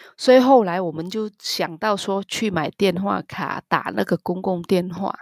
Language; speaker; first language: Chinese; non-native, fluent; Vietnamese